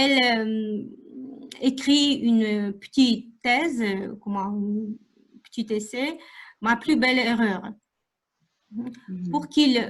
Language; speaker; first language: French; non-native, fluent; Russian